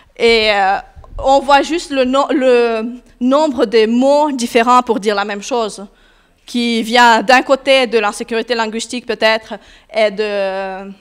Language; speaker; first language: French; non-native, fluent; Russian